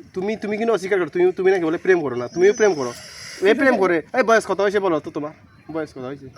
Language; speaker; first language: Bangla; non-native, local second language; Chakma